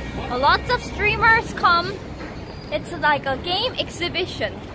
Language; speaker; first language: English; non-native, learner; Korean